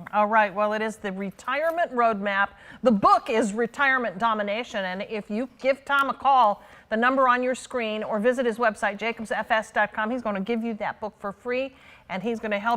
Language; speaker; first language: English; native; English